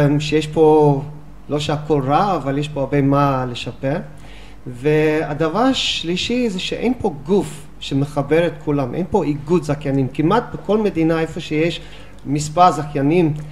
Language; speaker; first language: Hebrew; non-native, fluent; English